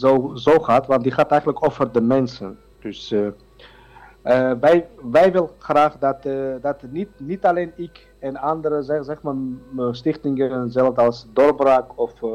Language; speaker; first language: Dutch; non-native, learner; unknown